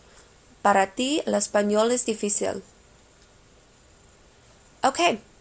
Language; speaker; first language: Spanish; non-native, fluent; English